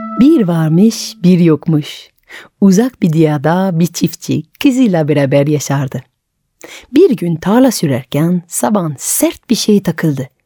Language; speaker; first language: Turkish; non-native, fluent; French